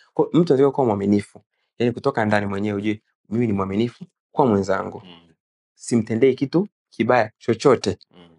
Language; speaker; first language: Swahili; native; Swahili